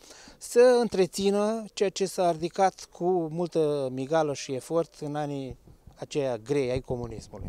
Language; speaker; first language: Romanian; native; Romanian